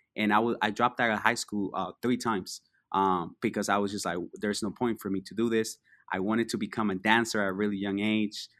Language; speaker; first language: English; early bilingual, other home language; Spanish